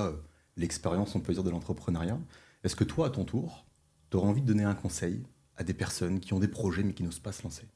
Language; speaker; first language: French; native; French